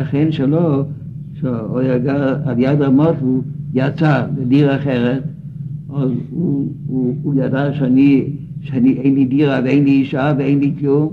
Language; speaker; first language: Hebrew; non-native, fluent; Yiddish